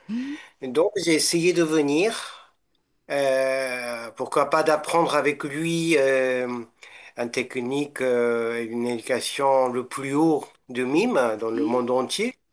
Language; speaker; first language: French; non-native, fluent; Japanese